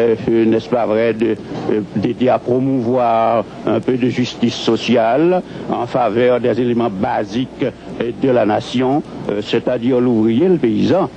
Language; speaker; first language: French; non-native, local second language; Haitian Creole